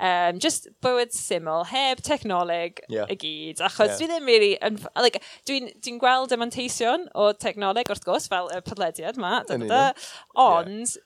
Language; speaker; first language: Welsh; non-native, local second language; English